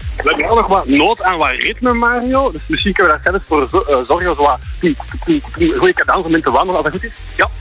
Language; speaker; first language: Dutch; native; Dutch